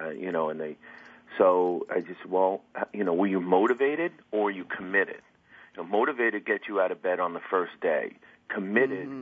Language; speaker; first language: English; native; English